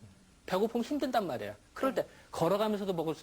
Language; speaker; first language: Korean; native; Korean